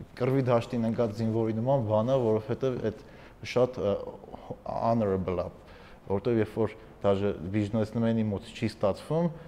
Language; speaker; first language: Armenian; native; Armenian